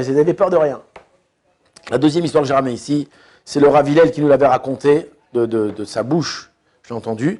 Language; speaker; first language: French; native; French